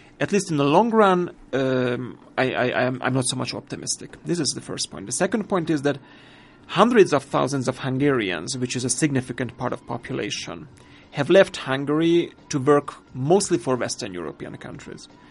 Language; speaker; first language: English; non-native, fluent; Hungarian